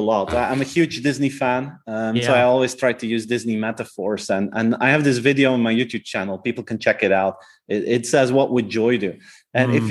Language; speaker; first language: English; non-native, fluent; Dutch